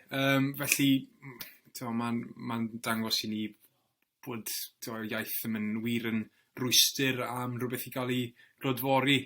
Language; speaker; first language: Welsh; native; Welsh